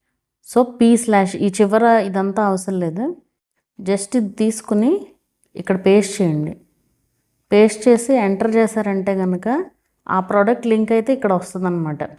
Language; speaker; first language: Telugu; native; Telugu